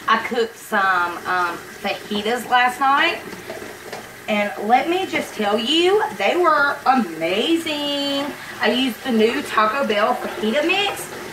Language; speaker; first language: English; native; English